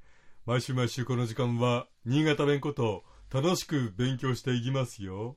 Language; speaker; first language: Japanese; native; Japanese